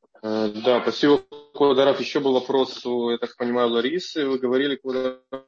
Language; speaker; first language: Russian; native; Russian